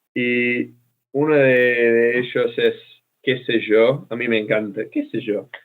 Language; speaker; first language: Spanish; non-native, fluent; English